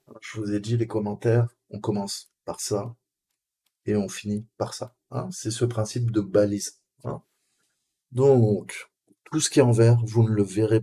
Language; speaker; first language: French; native; French